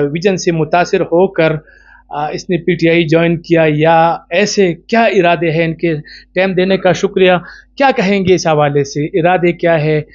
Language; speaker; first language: Urdu; non-native, local second language; Pashto